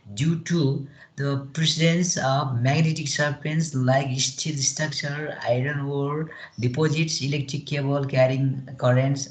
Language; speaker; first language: English; non-native, local second language; Nepali